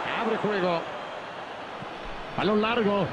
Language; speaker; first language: Spanish; native; Spanish